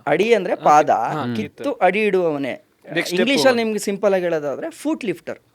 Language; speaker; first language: Kannada; native; Kannada